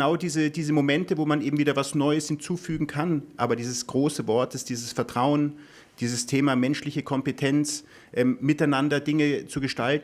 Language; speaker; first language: German; native; German